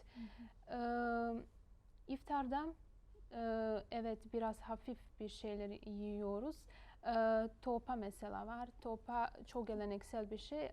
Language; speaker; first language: Turkish; non-native, fluent; Bosnian